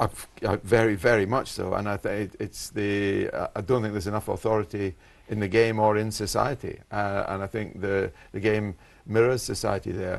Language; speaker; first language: English; native; English